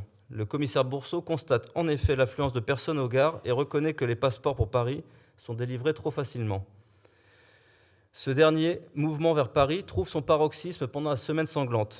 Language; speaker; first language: French; native; French